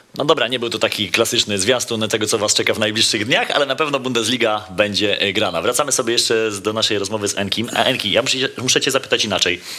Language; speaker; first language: Polish; native; Polish